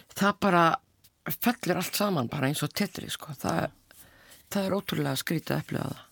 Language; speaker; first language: Icelandic; native; Icelandic